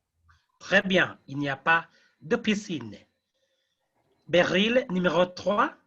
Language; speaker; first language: French; non-native, fluent; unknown